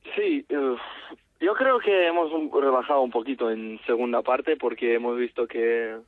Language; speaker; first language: Spanish; non-native, learner; Russian